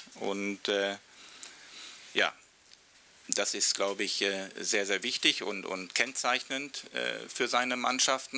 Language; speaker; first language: German; native; German